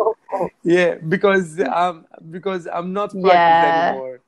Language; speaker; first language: English; non-native, learner; Arabic